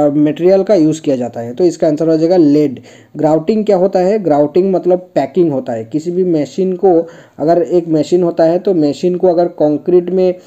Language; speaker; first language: Hindi; non-native, local second language; Bangla